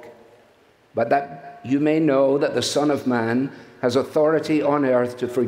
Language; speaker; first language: English; native; English